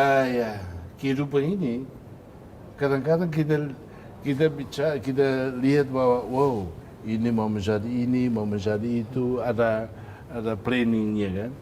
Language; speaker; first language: Indonesian; non-native, fluent; Tetum